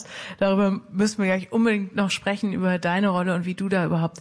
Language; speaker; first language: German; native; German